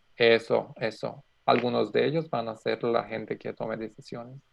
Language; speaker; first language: Spanish; non-native, learner; Macedonian